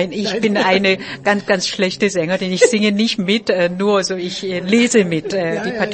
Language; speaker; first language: German; non-native, fluent; Korean